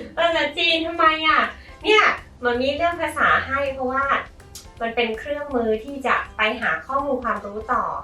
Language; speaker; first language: Thai; native; Thai